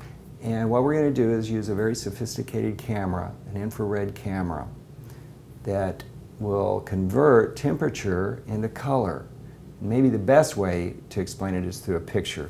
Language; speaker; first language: English; native; English